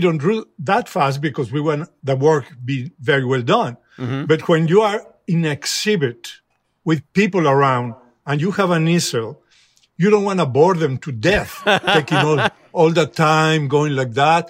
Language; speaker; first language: English; non-native, fluent; Spanish